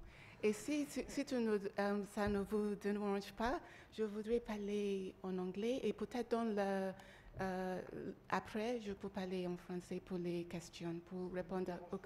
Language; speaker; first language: French; non-native, learner; English